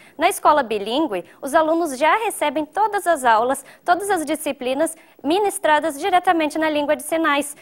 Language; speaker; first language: Portuguese; native; Portuguese